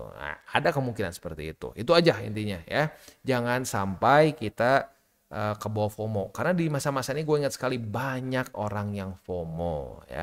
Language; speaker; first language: Indonesian; native; Indonesian